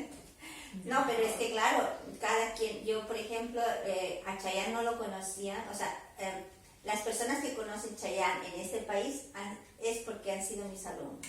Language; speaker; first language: Spanish; native; Spanish